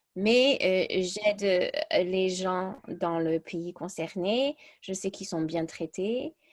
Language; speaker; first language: French; early bilingual, other home language; English